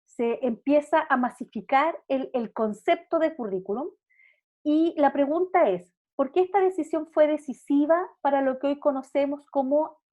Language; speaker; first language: Spanish; native; Spanish